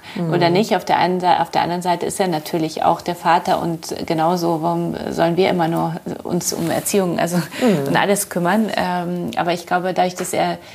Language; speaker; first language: German; early bilingual, other home language; Polish